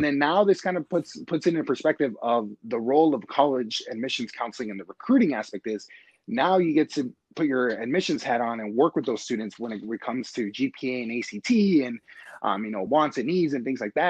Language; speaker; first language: English; native; English